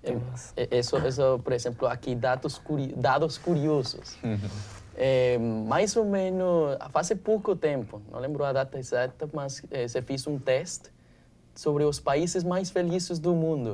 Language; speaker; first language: Portuguese; non-native, learner; Spanish